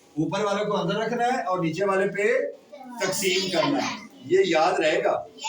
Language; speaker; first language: Urdu; non-native, local second language; Punjabi